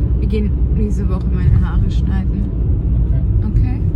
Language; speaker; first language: German; non-native, fluent; Turkish